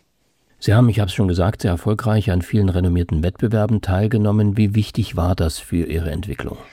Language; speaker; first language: German; native; German